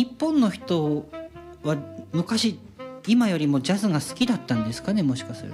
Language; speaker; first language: Japanese; native; Japanese